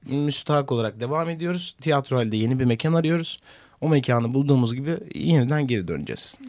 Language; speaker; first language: Turkish; native; Turkish